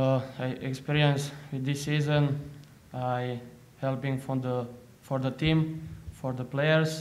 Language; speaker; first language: English; non-native, learner; Slovak